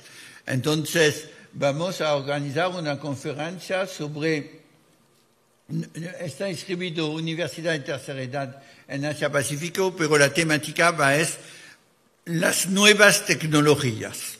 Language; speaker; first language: Spanish; non-native, fluent; French